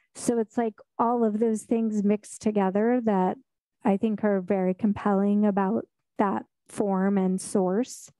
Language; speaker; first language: English; native; English